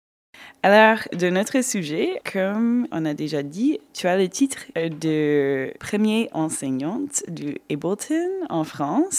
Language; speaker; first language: French; non-native, fluent; English